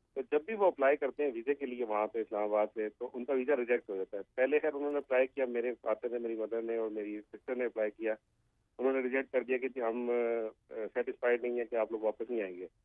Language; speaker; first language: Urdu; native; Urdu